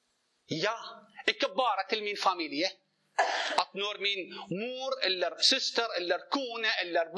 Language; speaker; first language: Norwegian; non-native, learner; Arabic